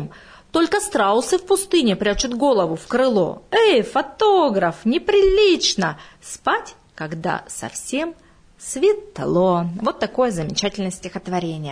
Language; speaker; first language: Russian; native; Russian